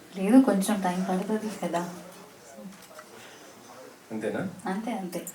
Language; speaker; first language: Telugu; non-native, learner; Malayalam